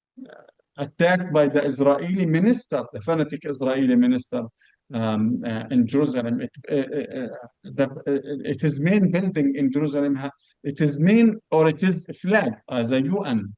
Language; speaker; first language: English; non-native, fluent; Arabic